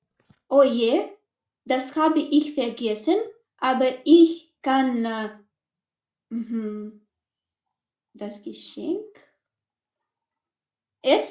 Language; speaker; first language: German; non-native, learner; Macedonian